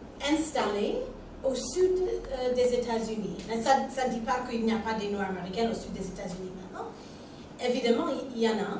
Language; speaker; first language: French; non-native, fluent; English